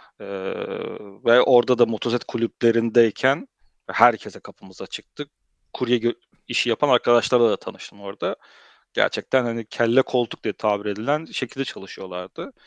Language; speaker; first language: Turkish; early bilingual, heritage; Turkish